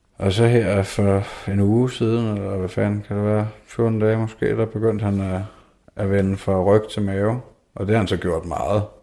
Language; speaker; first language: Danish; native; Danish